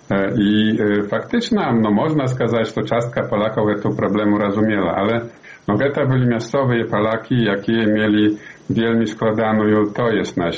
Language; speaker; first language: Polish; non-native, learner; Belarusian